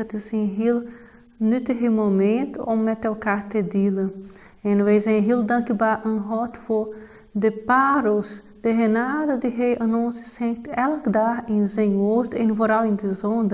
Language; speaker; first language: Dutch; non-native, fluent; Portuguese